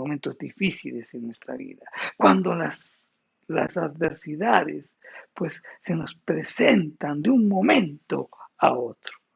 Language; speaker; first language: Spanish; native; Spanish